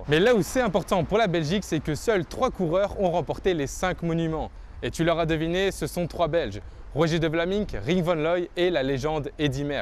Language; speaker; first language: French; native; French